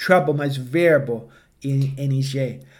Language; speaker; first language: Portuguese; non-native, fluent; English